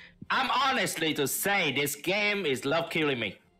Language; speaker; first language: English; non-native, learner; Vietnamese